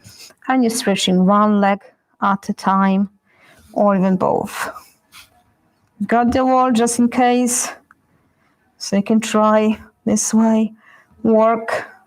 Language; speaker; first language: English; non-native, fluent; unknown